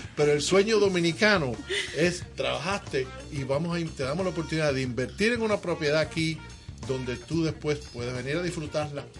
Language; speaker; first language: Spanish; native; Spanish